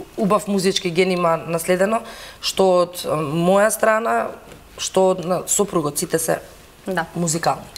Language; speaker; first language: Macedonian; native; Macedonian